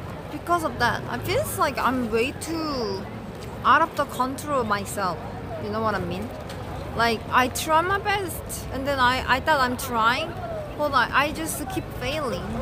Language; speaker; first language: English; non-native, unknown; Korean